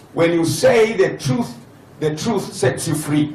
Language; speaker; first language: English; non-native, local second language; Swahili